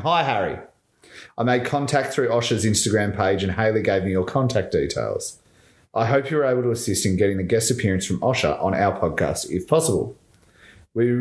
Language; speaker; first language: English; native; English